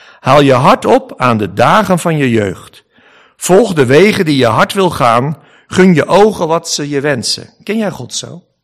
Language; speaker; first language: Dutch; native; Dutch